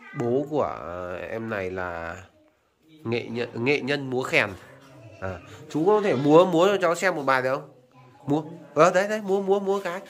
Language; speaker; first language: Vietnamese; native; Vietnamese